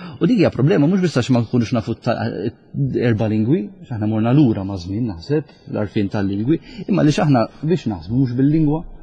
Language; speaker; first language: Maltese; native; Maltese